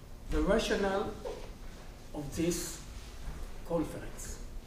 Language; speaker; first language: English; non-native, fluent; Hebrew